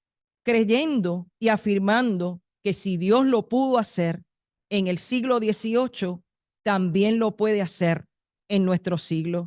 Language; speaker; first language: Spanish; native; Spanish